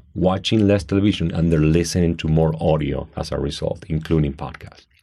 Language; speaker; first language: English; non-native, fluent; Spanish